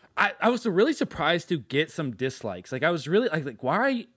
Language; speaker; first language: English; native; English